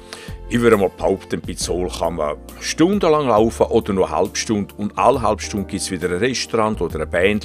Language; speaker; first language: German; native; German